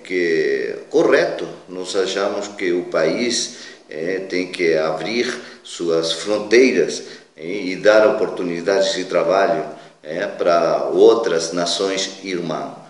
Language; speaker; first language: Portuguese; non-native, fluent; Spanish